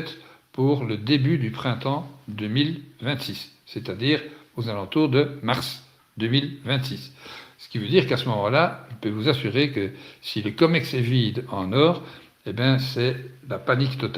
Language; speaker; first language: French; native; French